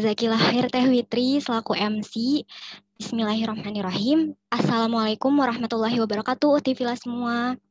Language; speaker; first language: Indonesian; native; Indonesian